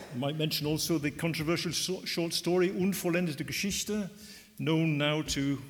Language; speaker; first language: English; native; English